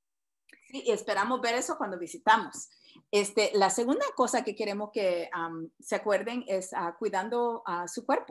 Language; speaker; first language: Spanish; early bilingual, heritage; Spanish